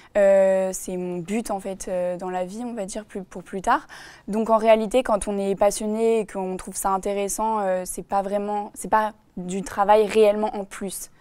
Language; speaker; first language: French; native; French